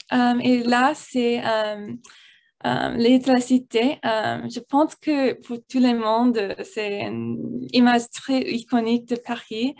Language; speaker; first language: French; non-native, learner; English